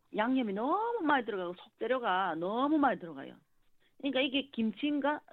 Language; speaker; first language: Korean; native; Korean